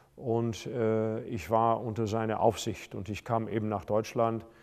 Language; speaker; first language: German; non-native, fluent; English